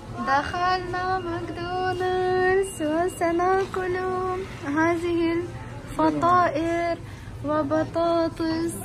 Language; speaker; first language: Arabic; non-native, fluent; Ukrainian